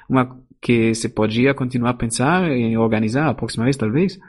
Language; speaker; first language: Portuguese; non-native, fluent; German